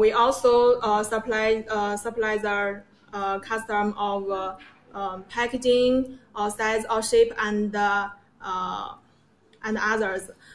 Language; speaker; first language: English; non-native, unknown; Chinese